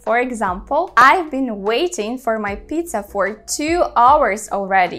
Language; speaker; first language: English; non-native, fluent; Ukrainian